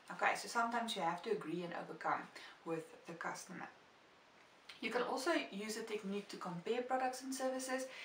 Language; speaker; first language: English; non-native, local second language; Afrikaans